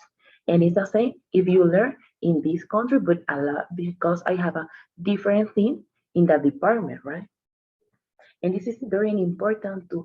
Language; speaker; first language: English; non-native, learner; Spanish